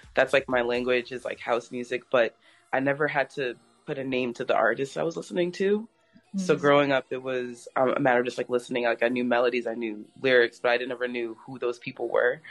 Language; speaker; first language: English; native; English